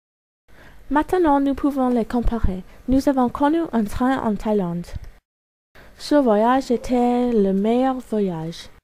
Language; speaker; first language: French; non-native, learner; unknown